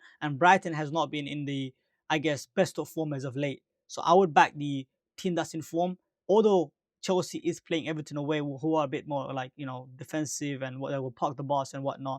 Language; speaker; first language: English; native; English